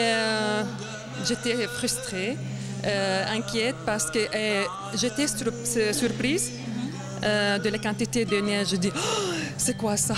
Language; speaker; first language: French; non-native, learner; Arabic